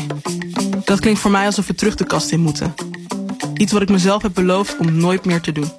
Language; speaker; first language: Dutch; native; Dutch